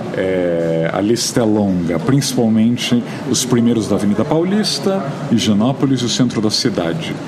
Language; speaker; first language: Portuguese; native; Portuguese